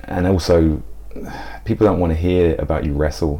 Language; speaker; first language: English; native; English